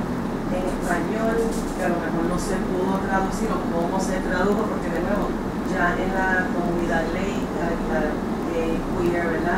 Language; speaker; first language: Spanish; early bilingual, other home language; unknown